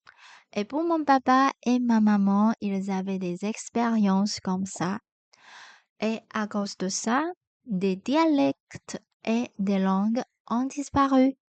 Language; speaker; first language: French; non-native, fluent; Chinese